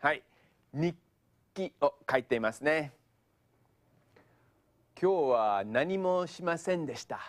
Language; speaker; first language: Japanese; non-native, fluent; English